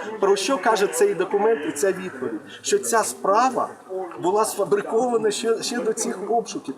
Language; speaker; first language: Ukrainian; non-native, local second language; Russian